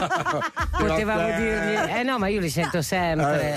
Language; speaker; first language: Italian; native; Italian